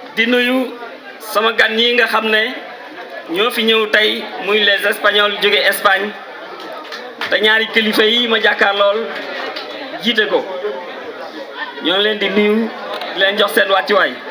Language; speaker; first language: Wolof; native; Wolof